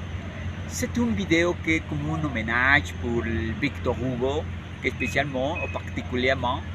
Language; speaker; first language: French; non-native, learner; Spanish